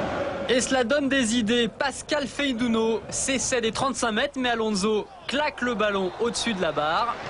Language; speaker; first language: French; native; French